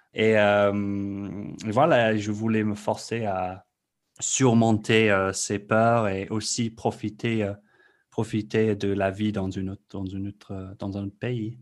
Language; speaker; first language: French; non-native, fluent; English